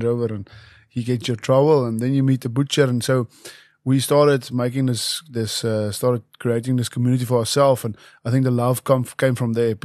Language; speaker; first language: English; non-native, local second language; Afrikaans